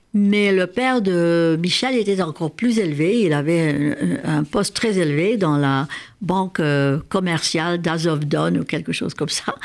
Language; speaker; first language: French; non-native, fluent; Hungarian